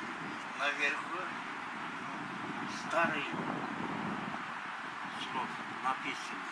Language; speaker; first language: Russian; non-native, local second language; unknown